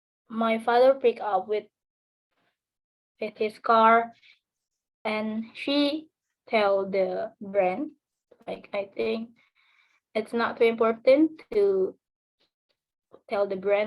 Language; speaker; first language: English; non-native, learner; Indonesian